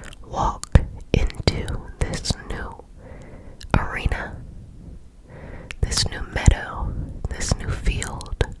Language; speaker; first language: English; native; English